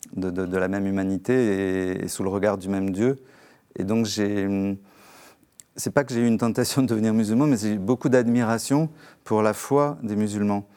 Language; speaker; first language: French; native; French